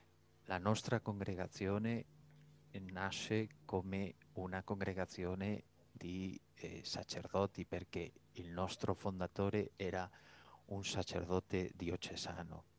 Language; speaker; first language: Italian; non-native, fluent; Spanish